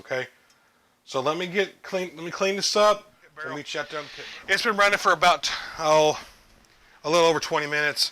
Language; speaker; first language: English; native; English